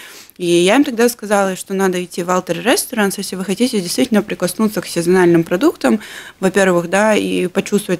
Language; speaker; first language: Russian; native; Russian